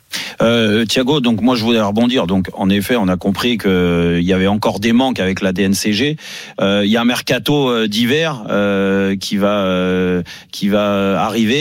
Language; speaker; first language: French; native; French